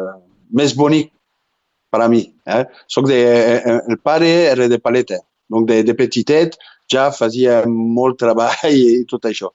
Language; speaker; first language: Catalan; non-native, local second language; French